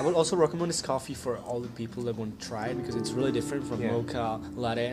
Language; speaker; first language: English; non-native, fluent; Vietnamese